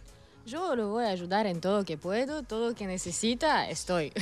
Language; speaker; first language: Spanish; non-native, learner; Russian